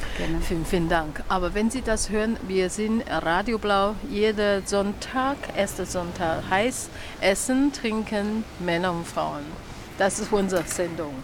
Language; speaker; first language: German; non-native, learner; Chinese